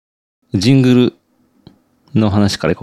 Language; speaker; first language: Japanese; native; Japanese